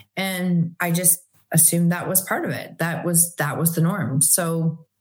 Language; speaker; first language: English; native; English